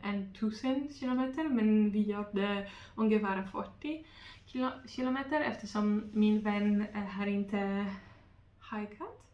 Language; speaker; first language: Swedish; non-native, learner; Polish